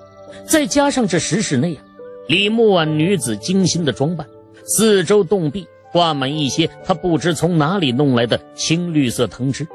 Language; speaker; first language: Chinese; native; Chinese